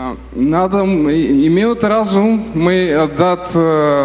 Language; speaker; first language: Russian; non-native, learner; Bulgarian